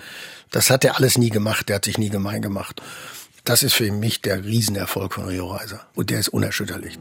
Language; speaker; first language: German; native; German